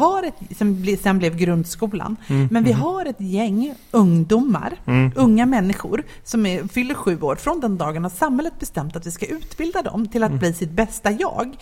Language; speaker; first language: Swedish; native; Swedish